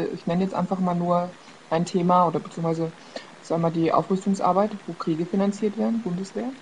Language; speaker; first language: German; native; German